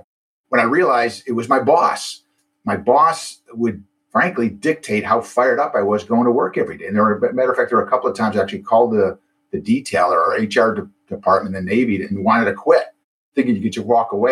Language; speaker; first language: English; native; English